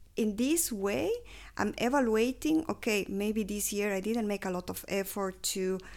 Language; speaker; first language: English; non-native, fluent; Spanish